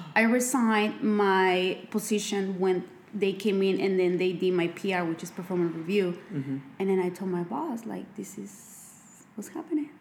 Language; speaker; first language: English; non-native, fluent; Spanish